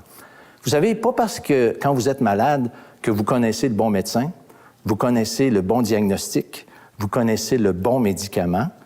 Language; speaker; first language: French; native; French